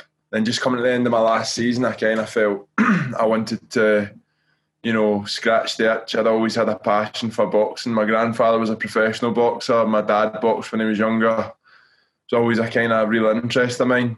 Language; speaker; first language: English; native; English